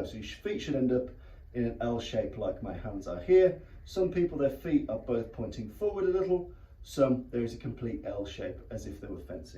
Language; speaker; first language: English; native; English